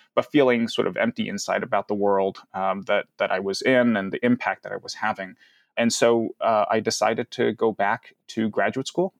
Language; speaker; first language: English; early bilingual, other home language; Cantonese